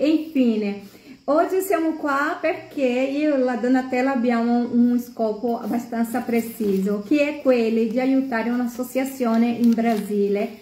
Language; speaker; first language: Italian; non-native, fluent; Portuguese